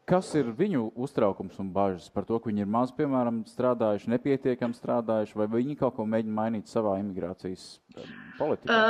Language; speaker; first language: Latvian; native; Latvian